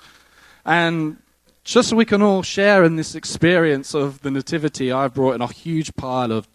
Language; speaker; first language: English; native; English